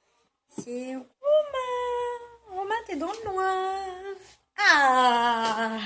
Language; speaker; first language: French; native; French